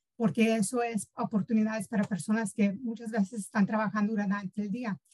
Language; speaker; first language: Spanish; early bilingual, heritage; Spanish